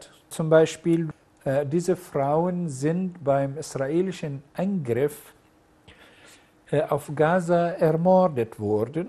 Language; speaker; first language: German; non-native, fluent; Arabic